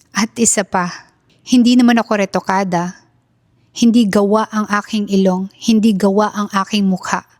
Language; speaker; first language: Filipino; native; Filipino